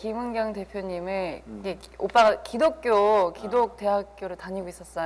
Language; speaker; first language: Korean; native; Korean